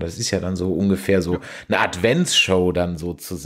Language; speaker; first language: German; native; German